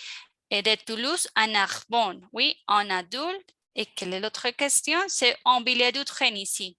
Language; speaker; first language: French; non-native, fluent; Spanish